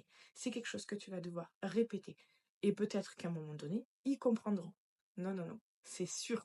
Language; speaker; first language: French; native; French